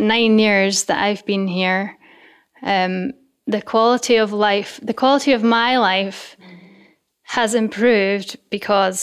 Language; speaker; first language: English; native; English